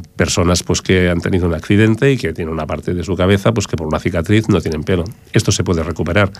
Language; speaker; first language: Spanish; native; Spanish